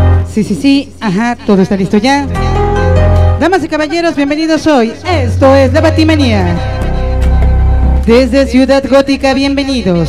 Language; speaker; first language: Spanish; native; Spanish